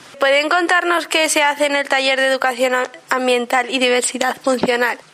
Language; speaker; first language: Spanish; native; Spanish